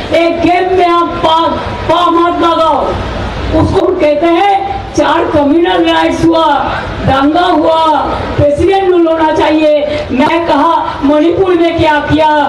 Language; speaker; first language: Hindi; non-native, local second language; Bangla